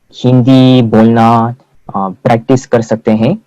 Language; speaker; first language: Hindi; non-native, fluent; Korean